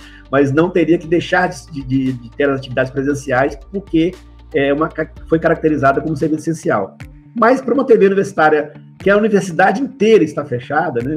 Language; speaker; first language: Portuguese; native; Portuguese